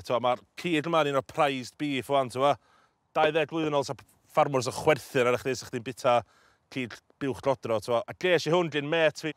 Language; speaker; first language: Welsh; native; Welsh